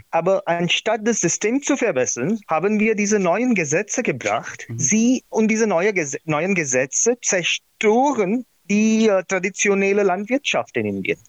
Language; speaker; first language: German; non-native, learner; Marathi